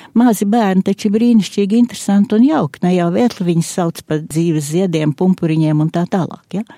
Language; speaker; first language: Latvian; native; Latvian